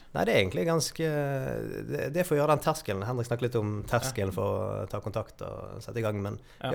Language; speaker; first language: Norwegian; early bilingual, other home language; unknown